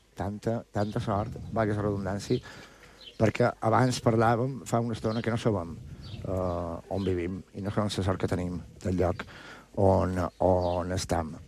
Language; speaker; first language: Catalan; native; Catalan